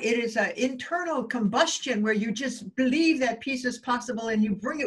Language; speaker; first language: English; native; English